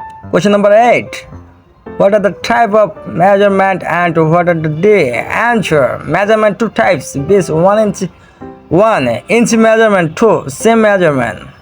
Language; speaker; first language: English; non-native, local second language; Bangla